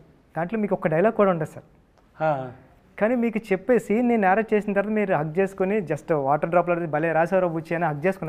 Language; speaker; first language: Telugu; native; Telugu